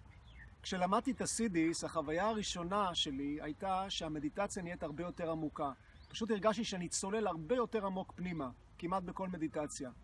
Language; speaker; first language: Hebrew; native; Hebrew